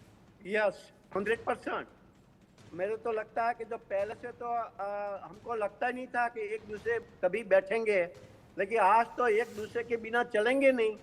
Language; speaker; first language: Hindi; non-native, local second language; Gujarati